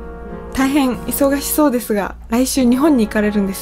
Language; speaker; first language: Japanese; native; Japanese